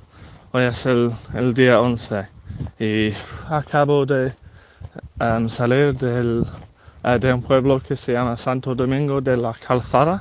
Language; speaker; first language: Spanish; non-native, fluent; English